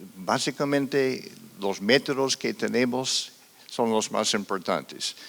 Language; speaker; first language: Spanish; non-native, fluent; English